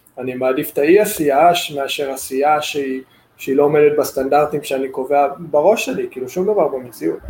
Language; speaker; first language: Hebrew; non-native, fluent; English